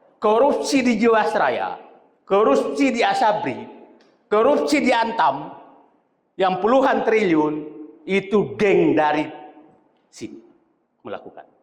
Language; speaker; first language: Indonesian; non-native, local second language; Buginese